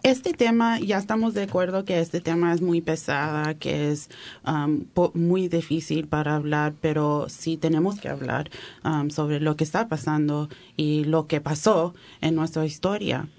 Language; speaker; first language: Spanish; early bilingual, heritage; Spanish